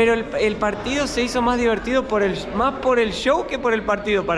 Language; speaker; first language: Spanish; native; Spanish